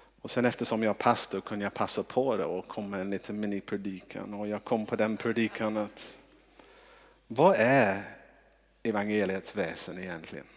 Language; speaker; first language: Swedish; non-native, fluent; English